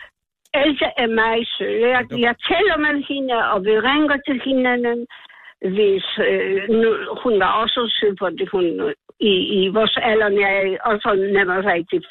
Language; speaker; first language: Danish; non-native, learner; Polish